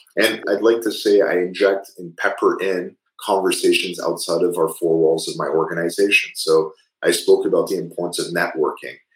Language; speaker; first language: English; early bilingual, other home language; French